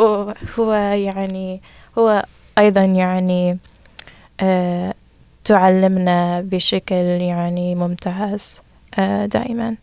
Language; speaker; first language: Arabic; non-native, learner; English